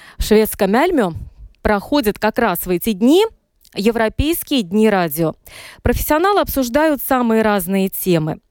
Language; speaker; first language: Russian; native; Russian